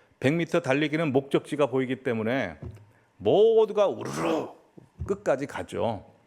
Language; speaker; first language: Korean; native; Korean